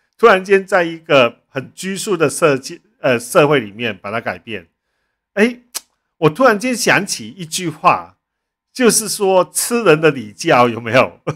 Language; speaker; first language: Chinese; non-native, local second language; Cantonese